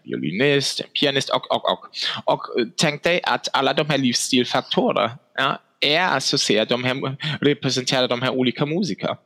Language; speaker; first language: Swedish; non-native, fluent; German